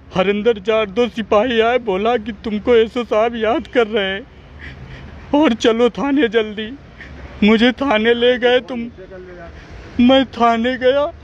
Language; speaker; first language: Hindi; native; Hindi